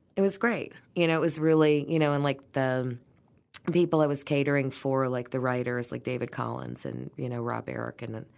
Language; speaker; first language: English; native; English